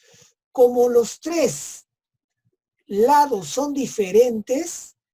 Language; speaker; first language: Spanish; native; Spanish